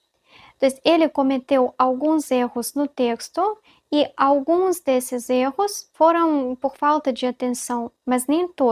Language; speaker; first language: Portuguese; non-native, fluent; Russian